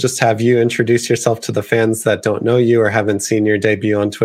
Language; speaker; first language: English; native; English